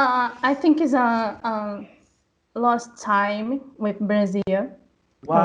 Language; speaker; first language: English; non-native, learner; Portuguese